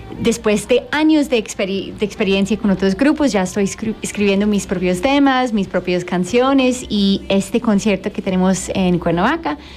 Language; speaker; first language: Spanish; non-native, fluent; English